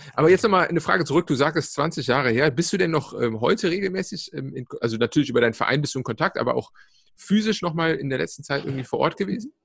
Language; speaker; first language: German; native; German